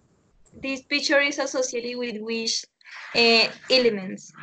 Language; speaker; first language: English; non-native, fluent; Spanish